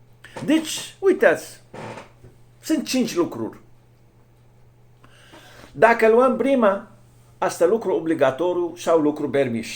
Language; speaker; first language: Romanian; non-native, fluent; Arabic